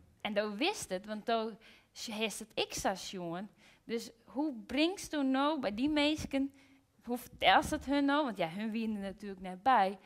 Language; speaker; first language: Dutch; non-native, local second language; Western Frisian